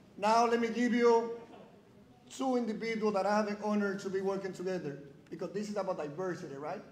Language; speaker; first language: English; non-native, fluent; Spanish